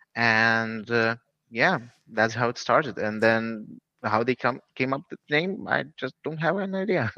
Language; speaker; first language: English; non-native, fluent; Lithuanian